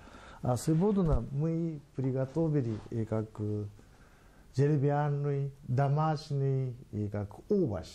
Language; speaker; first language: Russian; non-native, learner; Japanese